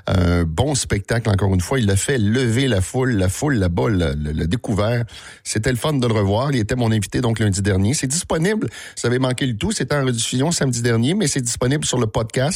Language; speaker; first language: French; native; French